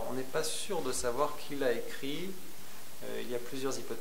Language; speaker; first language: French; native; French